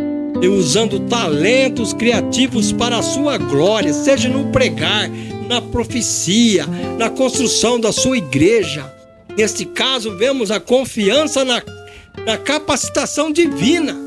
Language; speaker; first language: Portuguese; native; Portuguese